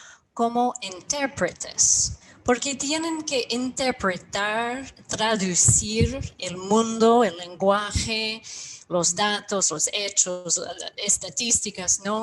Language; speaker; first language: Spanish; non-native, fluent; English